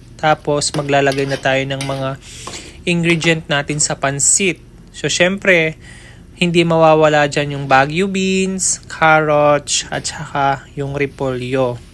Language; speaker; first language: Filipino; non-native, local second language; Waray